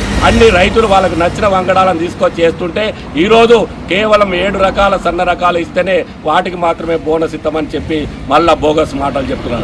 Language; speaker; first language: Telugu; native; Telugu